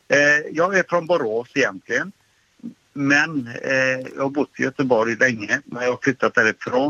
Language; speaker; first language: Swedish; native; Swedish